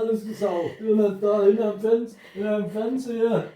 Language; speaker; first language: German; native; German